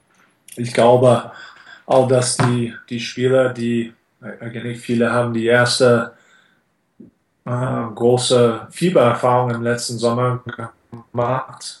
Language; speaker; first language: German; non-native, fluent; English